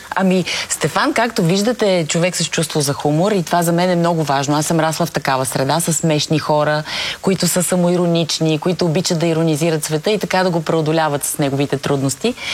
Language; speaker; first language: Bulgarian; native; Bulgarian